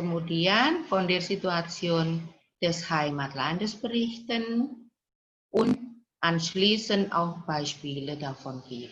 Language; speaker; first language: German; non-native, fluent; Indonesian